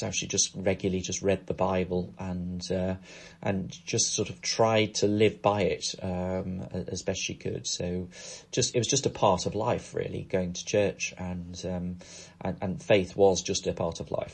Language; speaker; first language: English; native; English